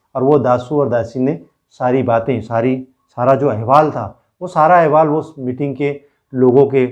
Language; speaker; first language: Hindi; non-native, local second language; Marathi